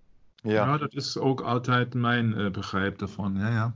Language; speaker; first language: Dutch; non-native, fluent; German